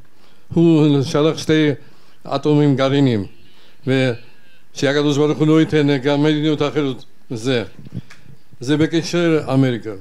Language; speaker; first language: Hebrew; non-native, learner; Georgian